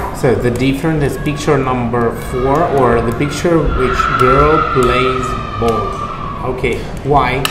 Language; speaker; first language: English; non-native, fluent; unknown